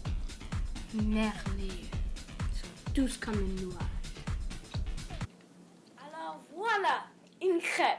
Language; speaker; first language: French; non-native, learner; English